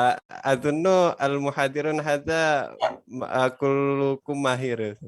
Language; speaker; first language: Arabic; non-native, learner; Indonesian